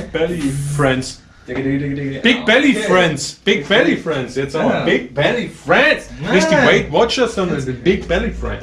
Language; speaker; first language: German; native; German